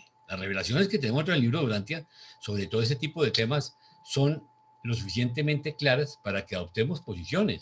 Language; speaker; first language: Spanish; native; Spanish